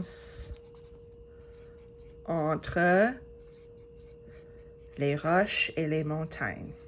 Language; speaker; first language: French; non-native, fluent; English